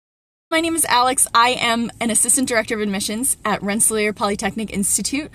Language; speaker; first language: English; native; English